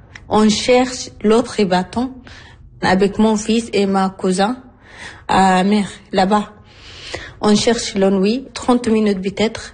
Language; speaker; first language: French; non-native, learner; Arabic